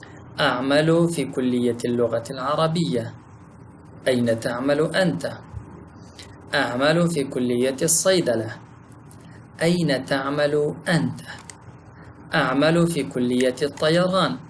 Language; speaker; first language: Arabic; non-native, fluent; Pashto